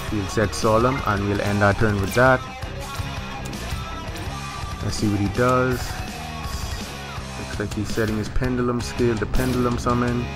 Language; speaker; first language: English; native; English